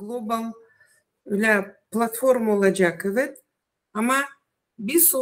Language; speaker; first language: Turkish; non-native, learner; Russian